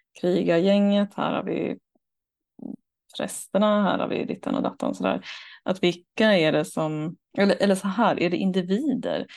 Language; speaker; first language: Swedish; native; Swedish